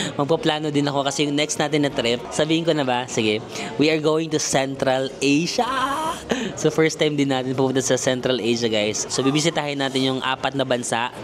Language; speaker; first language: Filipino; non-native, local second language; Cebuano